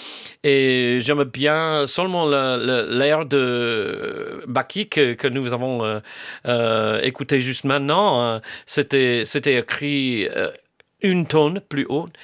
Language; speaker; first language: French; non-native, fluent; English